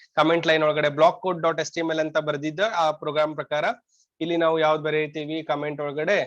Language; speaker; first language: Kannada; native; Kannada